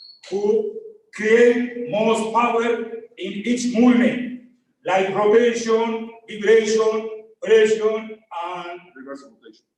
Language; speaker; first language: English; non-native, learner; Spanish